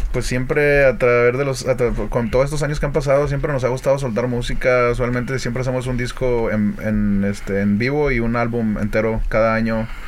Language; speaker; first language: Spanish; native; Spanish